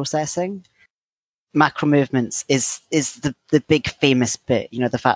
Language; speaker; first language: English; native; English